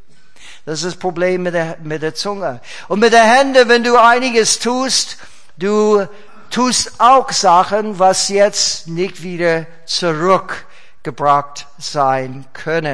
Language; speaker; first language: German; non-native, fluent; English